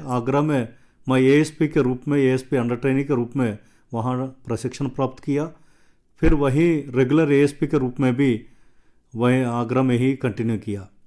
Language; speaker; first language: Hindi; non-native, local second language; Telugu